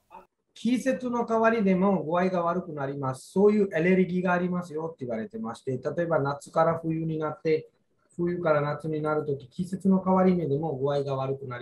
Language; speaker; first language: Japanese; non-native, fluent; Hindi